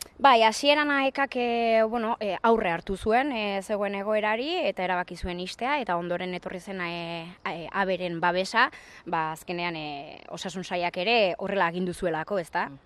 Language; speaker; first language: Basque; native; Basque